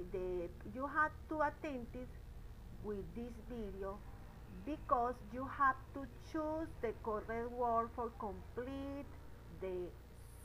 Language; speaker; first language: English; non-native, learner; Spanish